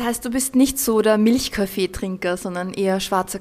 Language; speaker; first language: German; native; German